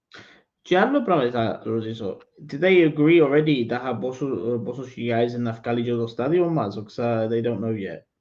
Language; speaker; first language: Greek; early bilingual, heritage; Greek